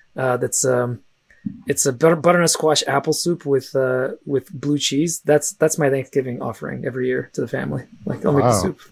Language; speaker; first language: English; early bilingual, other home language; Russian